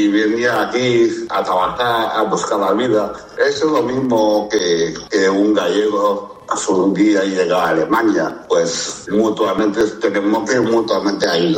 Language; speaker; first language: Spanish; non-native, fluent; Chinese